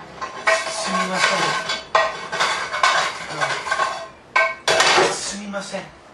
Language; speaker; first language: Japanese; non-native, learner; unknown